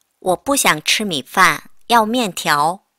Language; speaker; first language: Chinese; non-native, fluent; Korean